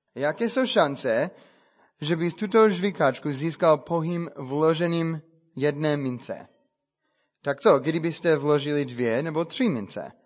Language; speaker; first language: Czech; non-native, fluent; English